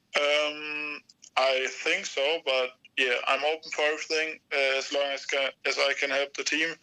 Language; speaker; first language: English; non-native, fluent; German